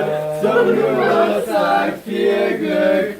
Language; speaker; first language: German; non-native, learner; Turkish